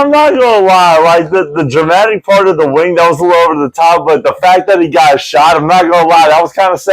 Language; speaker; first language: English; native; English